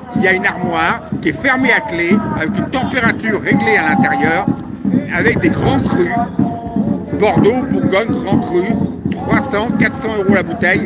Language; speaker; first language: French; native; French